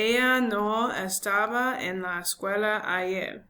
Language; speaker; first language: Spanish; non-native, learner; English